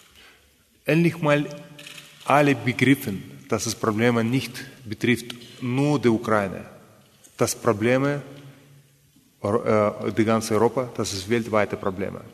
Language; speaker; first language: German; non-native, fluent; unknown